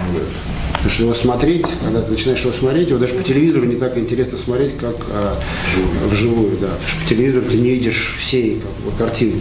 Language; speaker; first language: Russian; native; Russian